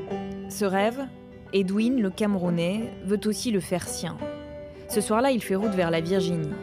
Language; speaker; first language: French; native; French